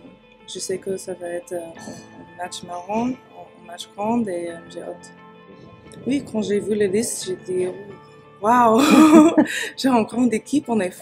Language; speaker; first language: French; early bilingual, heritage; English